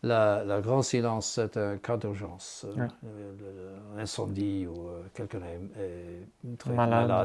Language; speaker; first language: French; non-native, fluent; English